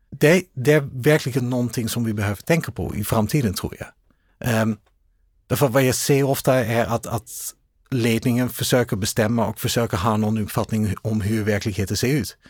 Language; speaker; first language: Swedish; non-native, fluent; Dutch